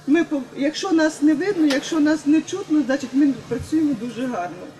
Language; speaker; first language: Ukrainian; native; Ukrainian